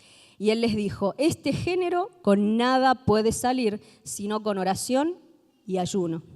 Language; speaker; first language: Spanish; native; Spanish